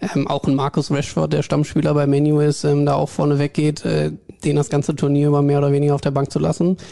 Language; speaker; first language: German; native; German